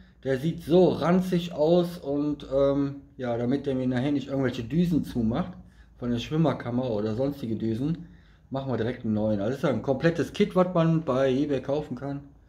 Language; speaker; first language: German; native; German